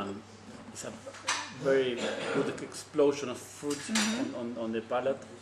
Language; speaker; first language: English; non-native, learner; Spanish